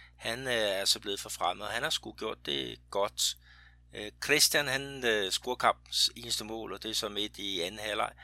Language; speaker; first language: Danish; native; Danish